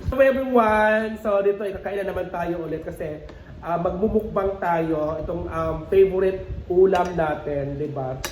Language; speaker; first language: Filipino; non-native, local second language; Cebuano